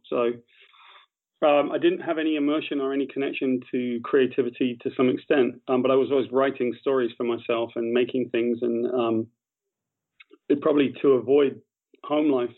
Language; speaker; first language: English; native; English